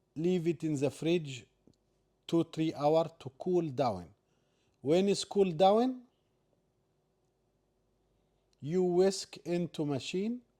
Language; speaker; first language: English; non-native, learner; Arabic